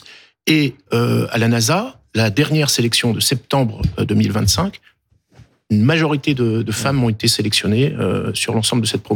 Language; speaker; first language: French; native; French